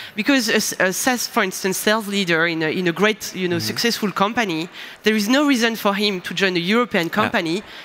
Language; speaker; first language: English; non-native, fluent; French